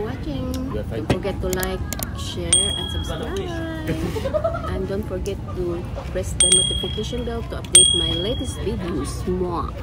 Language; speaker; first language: English; non-native, local second language; Filipino